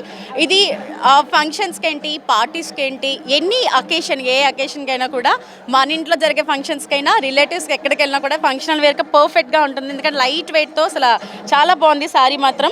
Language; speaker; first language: Telugu; native; Telugu